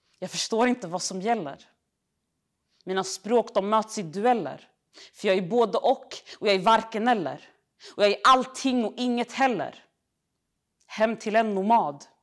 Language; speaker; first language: Swedish; early bilingual, other home language; Arabic